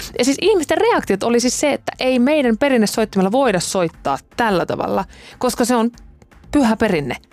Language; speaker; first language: Finnish; native; Finnish